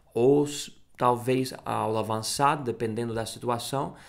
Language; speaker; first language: Portuguese; non-native, fluent; English